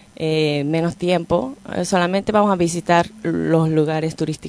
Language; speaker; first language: Spanish; non-native, fluent; Japanese